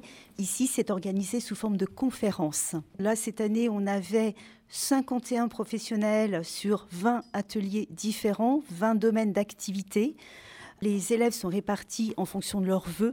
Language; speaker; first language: French; native; French